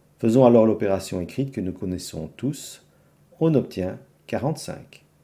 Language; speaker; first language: French; native; French